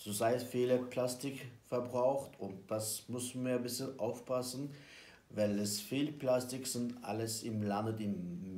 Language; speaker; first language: German; non-native, learner; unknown